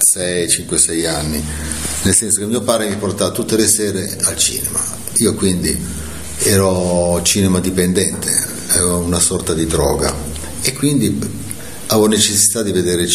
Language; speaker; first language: Italian; native; Italian